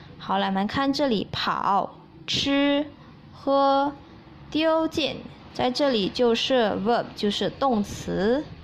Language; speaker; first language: Chinese; early bilingual, heritage; Chinese